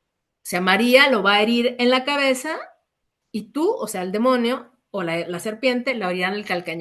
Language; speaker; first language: Spanish; native; Spanish